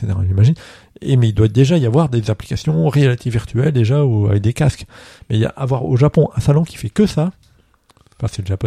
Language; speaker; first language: French; native; French